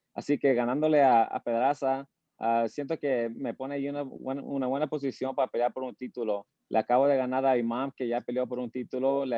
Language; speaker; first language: Spanish; early bilingual, heritage; Spanish